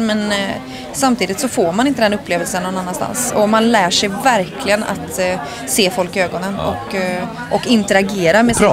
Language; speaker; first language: Swedish; native; Swedish